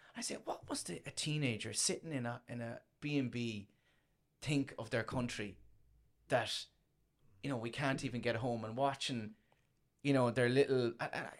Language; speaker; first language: English; native; English